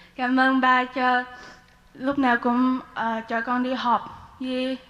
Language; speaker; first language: Vietnamese; early bilingual, heritage; Vietnamese